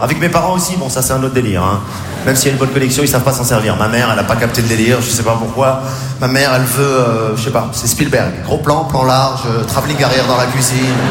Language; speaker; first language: French; native; French